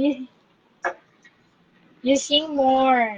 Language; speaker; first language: English; non-native, local second language; Filipino